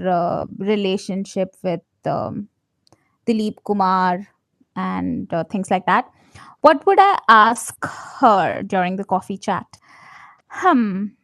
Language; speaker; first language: English; non-native, local second language; Malayalam